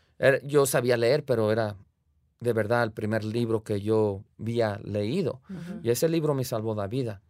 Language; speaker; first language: Spanish; early bilingual, heritage; Spanish